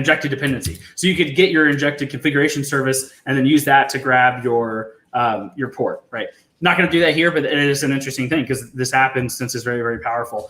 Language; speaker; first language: English; native; English